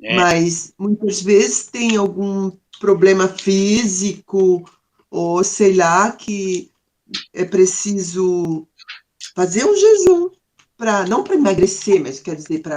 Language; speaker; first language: Portuguese; non-native, learner; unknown